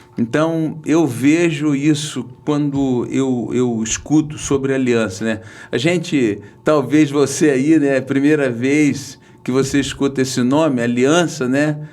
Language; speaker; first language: Portuguese; native; Portuguese